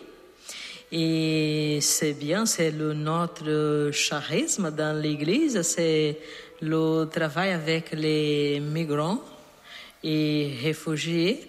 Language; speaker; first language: French; non-native, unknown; Portuguese